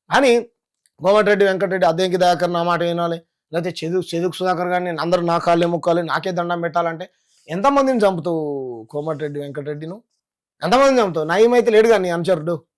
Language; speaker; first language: Telugu; native; Telugu